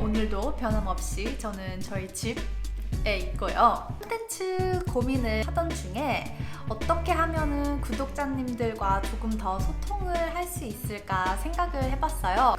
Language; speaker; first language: Korean; native; Korean